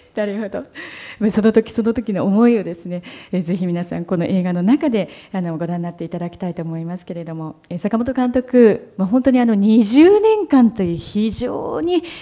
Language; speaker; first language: Japanese; native; Japanese